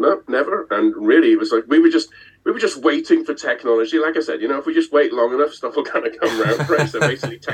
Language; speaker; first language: English; native; English